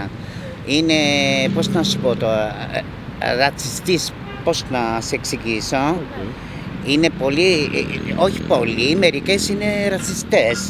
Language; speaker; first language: Greek; non-native, learner; Albanian